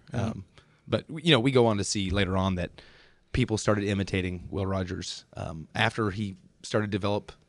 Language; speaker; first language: English; early bilingual, other home language; German